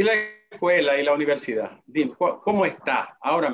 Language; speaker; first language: Spanish; native; Spanish